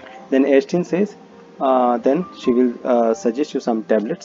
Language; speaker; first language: English; non-native, local second language; Hindi